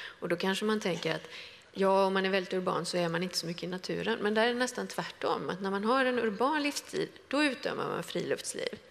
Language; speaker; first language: Swedish; native; Swedish